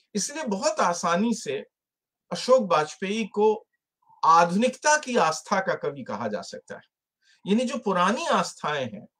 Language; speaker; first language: Hindi; native; Hindi